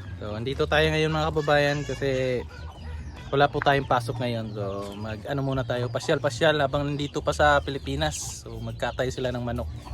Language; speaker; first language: Filipino; non-native, local second language; Cebuano